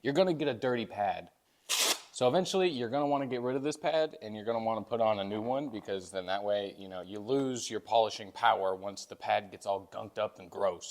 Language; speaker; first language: English; native; English